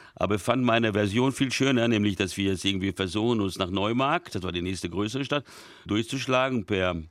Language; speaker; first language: German; early bilingual, other home language; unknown